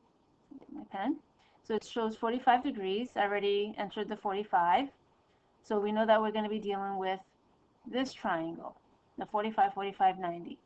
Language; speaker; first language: English; native; English